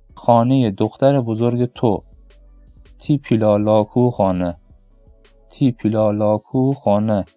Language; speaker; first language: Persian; non-native, local second language; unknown